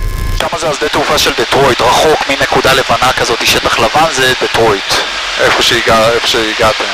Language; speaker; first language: Hebrew; native; Hebrew